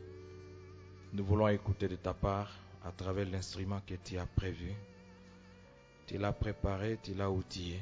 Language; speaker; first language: French; non-native, local second language; Swahili